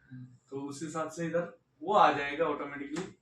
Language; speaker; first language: Hindi; native; Hindi